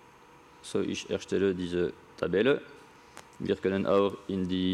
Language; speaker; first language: German; non-native, learner; French